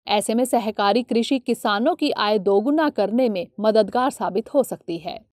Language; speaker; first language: Hindi; native; Hindi